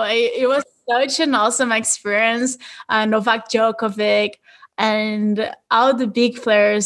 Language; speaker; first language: English; non-native, fluent; Portuguese